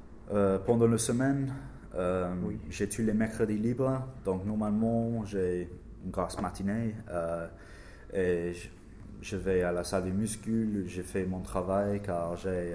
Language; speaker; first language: French; non-native, learner; English